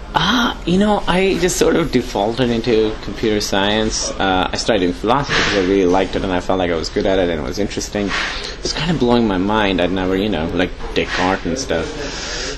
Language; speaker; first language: English; non-native, local second language; Urdu